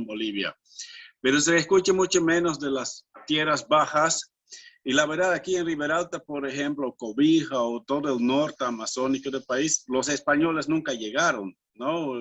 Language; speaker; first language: Spanish; non-native, fluent; Dutch